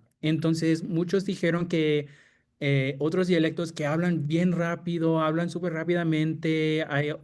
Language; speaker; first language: Spanish; non-native, fluent; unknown